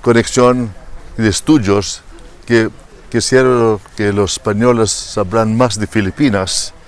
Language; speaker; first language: Spanish; non-native, learner; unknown